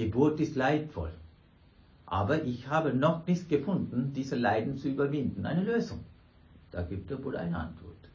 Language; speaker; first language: German; non-native, fluent; Sinhala